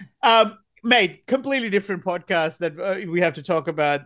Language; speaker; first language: English; non-native, local second language; Sinhala